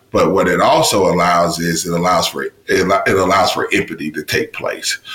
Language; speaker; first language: English; native; English